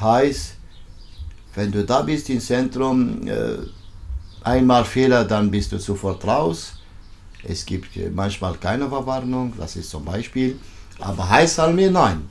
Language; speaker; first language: German; non-native, learner; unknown